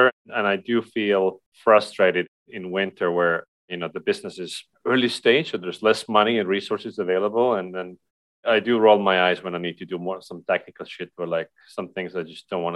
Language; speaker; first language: English; non-native, fluent; Estonian